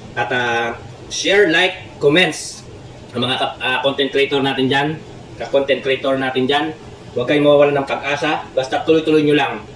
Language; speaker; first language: Filipino; non-native, local second language; Pampanga